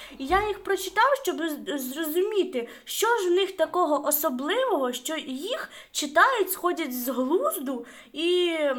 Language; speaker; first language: Ukrainian; non-native, local second language; Russian